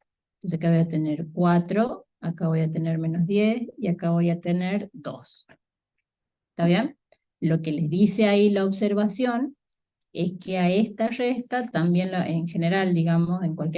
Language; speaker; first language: Spanish; native; Spanish